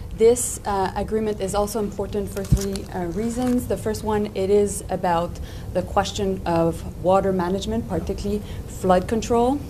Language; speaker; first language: English; non-native, local second language; French